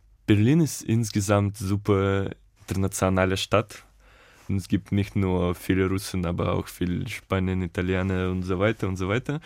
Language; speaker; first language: German; non-native, fluent; Russian